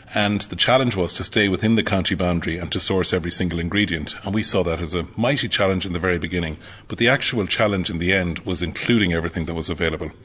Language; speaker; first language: English; native; English